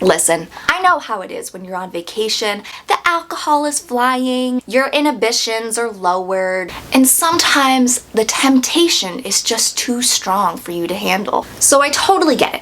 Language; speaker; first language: English; native; English